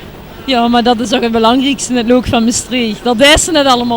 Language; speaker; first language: Dutch; native; Dutch